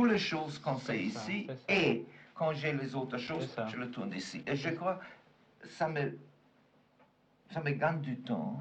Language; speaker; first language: French; non-native, fluent; German